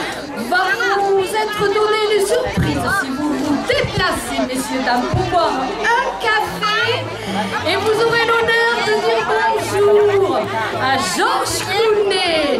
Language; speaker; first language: French; native; French